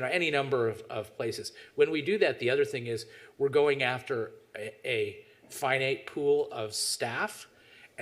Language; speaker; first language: English; native; English